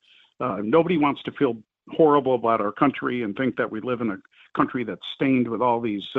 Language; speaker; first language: English; native; English